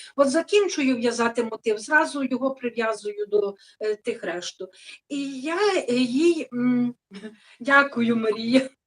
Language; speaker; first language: Ukrainian; native; Ukrainian